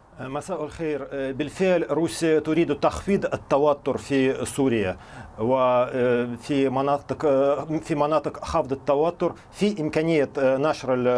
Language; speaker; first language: Arabic; non-native, fluent; Russian